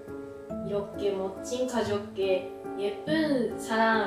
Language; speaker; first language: Korean; non-native, learner; Japanese